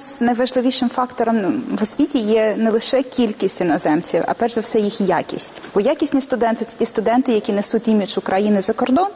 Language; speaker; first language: Ukrainian; native; Ukrainian